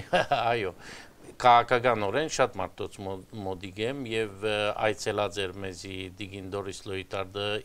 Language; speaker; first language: Armenian; early bilingual, heritage; Armenian